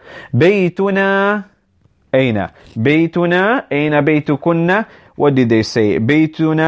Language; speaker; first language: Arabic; non-native, fluent; English